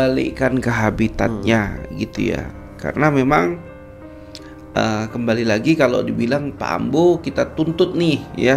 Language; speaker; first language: Indonesian; native; Indonesian